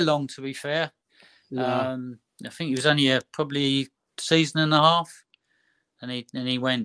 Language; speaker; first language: English; native; English